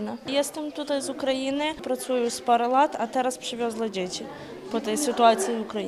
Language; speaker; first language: Polish; non-native, local second language; Ukrainian